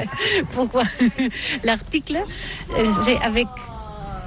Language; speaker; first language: French; non-native, learner; Catalan